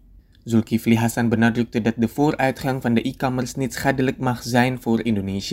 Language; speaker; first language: Dutch; non-native, fluent; Indonesian